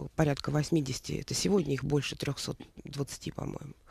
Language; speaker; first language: Russian; native; Russian